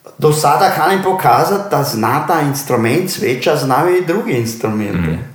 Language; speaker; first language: Croatian; native; Croatian